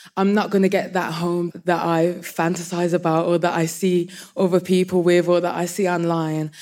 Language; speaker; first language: English; native; English